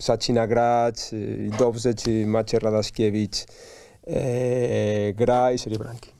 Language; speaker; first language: Polish; non-native, learner; Spanish